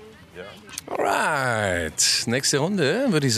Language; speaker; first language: German; native; German